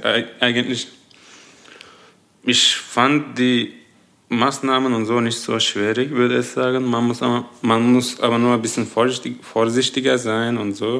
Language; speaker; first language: German; non-native, fluent; Turkish